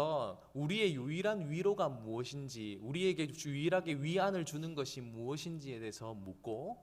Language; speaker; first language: Korean; native; Korean